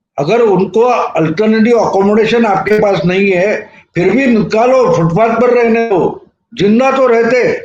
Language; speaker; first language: Hindi; non-native, local second language; Marathi